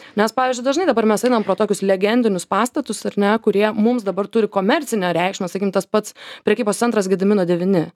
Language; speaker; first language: Lithuanian; native; Lithuanian